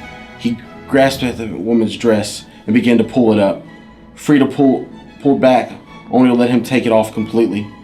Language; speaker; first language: English; native; English